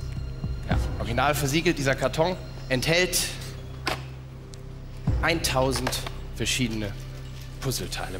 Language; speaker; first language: German; native; German